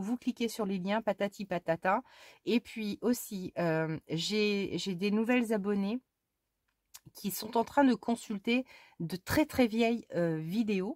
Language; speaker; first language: French; native; French